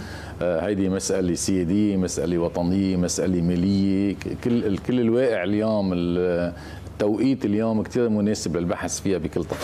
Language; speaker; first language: Arabic; native; Arabic